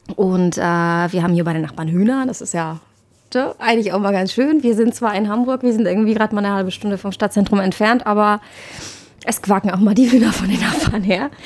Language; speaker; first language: German; non-native, fluent; Czech